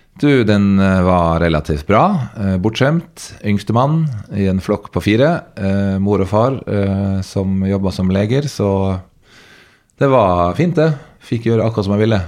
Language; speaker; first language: Norwegian; native; Norwegian